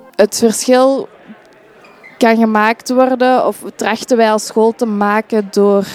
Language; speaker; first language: Dutch; native; Dutch